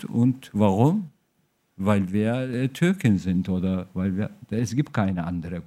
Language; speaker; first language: German; non-native, fluent; Turkish